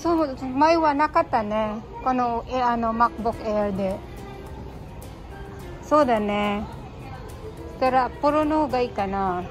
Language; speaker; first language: Japanese; non-native, fluent; Filipino